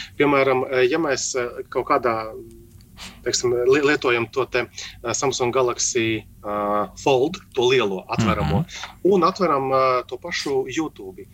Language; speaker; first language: Latvian; native; Latvian